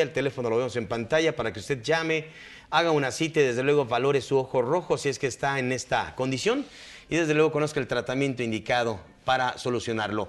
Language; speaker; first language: Spanish; native; Spanish